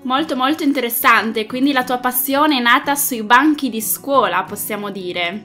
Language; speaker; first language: Italian; native; Italian